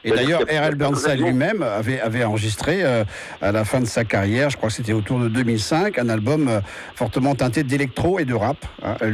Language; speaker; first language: French; native; French